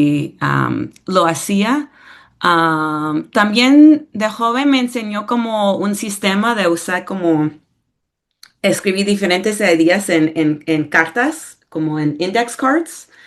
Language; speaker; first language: Spanish; early bilingual, heritage; English